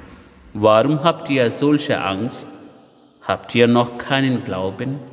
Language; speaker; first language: German; non-native, fluent; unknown